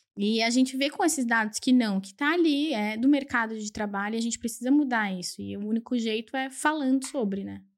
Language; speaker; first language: Portuguese; early bilingual, other home language; Spanish